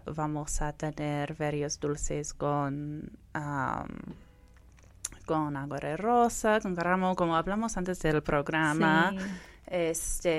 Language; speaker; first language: Spanish; non-native, fluent; English